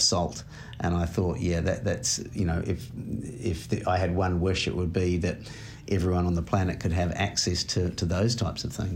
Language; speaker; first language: English; native; English